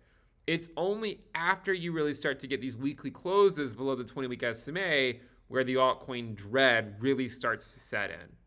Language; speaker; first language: English; native; English